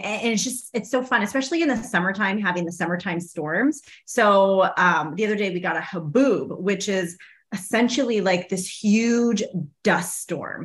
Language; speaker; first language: English; native; English